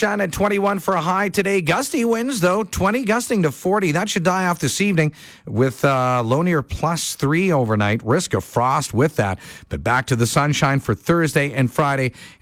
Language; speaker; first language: English; native; English